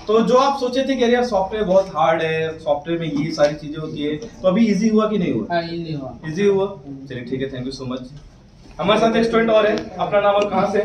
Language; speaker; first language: Hindi; native; Hindi